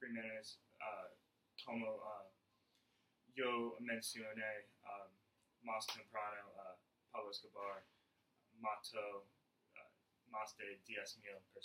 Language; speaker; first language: Spanish; non-native, learner; English